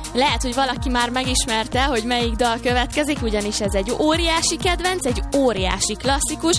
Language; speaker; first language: Hungarian; native; Hungarian